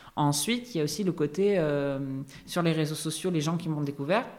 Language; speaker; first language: French; native; French